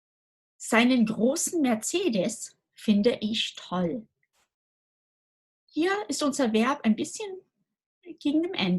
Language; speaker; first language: German; non-native, fluent; English